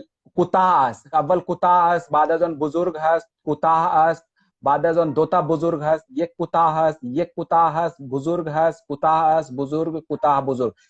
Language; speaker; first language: Persian; non-native, fluent; Hindi